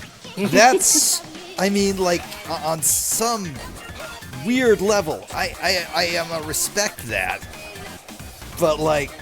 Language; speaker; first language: English; native; English